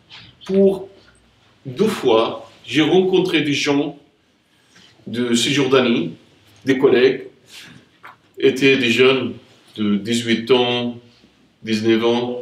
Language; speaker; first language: French; non-native, fluent; Arabic